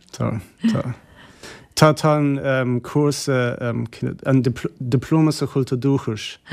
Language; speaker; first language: Irish; non-native, fluent; German